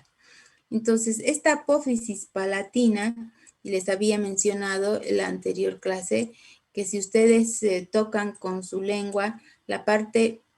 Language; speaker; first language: Spanish; native; Spanish